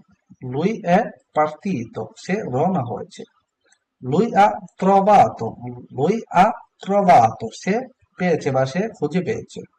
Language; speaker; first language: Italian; non-native, learner; Bangla